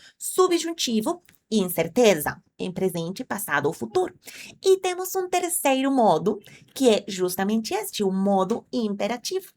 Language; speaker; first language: Portuguese; non-native, fluent; Spanish